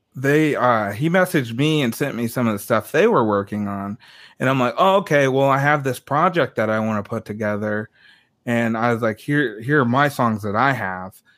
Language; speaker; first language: English; native; English